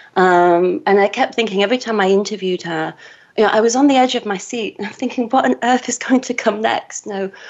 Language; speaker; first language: English; native; English